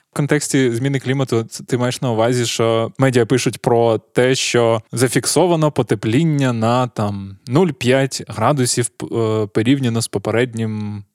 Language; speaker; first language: Ukrainian; native; Ukrainian